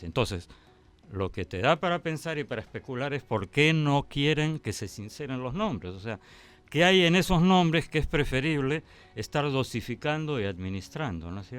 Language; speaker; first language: Spanish; native; Spanish